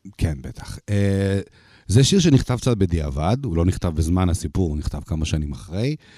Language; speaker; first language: Hebrew; early bilingual, other home language; Russian